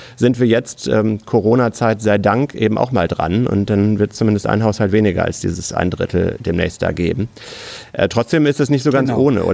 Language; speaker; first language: German; native; German